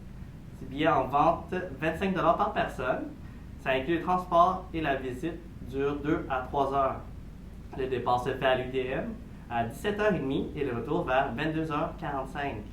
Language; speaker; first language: French; native; French